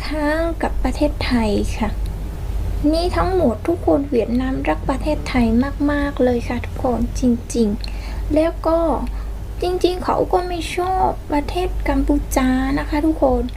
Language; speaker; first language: Thai; non-native, learner; Vietnamese